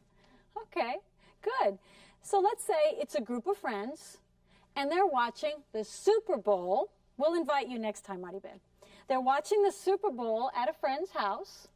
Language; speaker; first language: English; non-native, fluent; Spanish